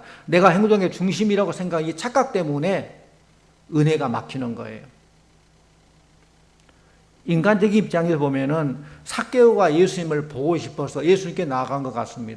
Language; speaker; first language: Korean; native; Korean